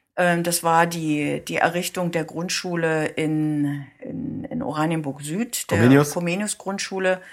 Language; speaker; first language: German; native; German